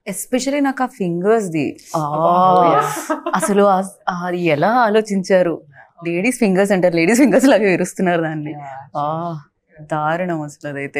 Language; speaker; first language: Telugu; native; Telugu